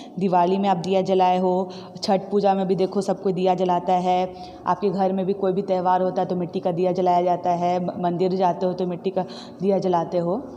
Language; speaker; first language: Hindi; native; Hindi